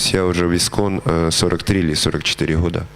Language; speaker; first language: Russian; native; Russian